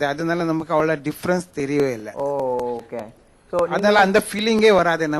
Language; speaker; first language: Tamil; non-native, fluent; Marathi